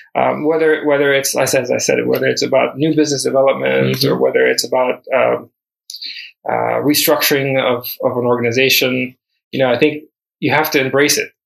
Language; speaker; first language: English; early bilingual, other home language; Spanish